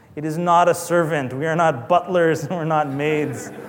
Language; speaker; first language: English; native; English